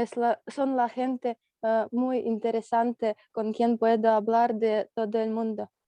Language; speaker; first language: Spanish; non-native, learner; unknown